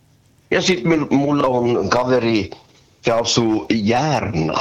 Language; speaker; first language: Finnish; early bilingual, heritage; Swedish